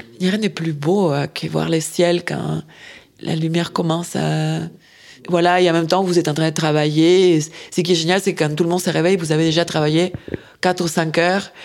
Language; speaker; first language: French; non-native, fluent; Spanish